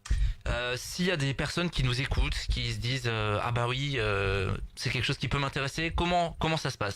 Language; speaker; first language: French; native; French